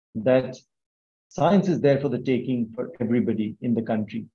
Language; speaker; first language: English; non-native, local second language; Bangla